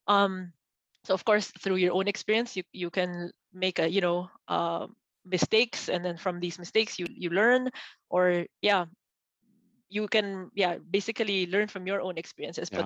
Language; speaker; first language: English; non-native, local second language; Filipino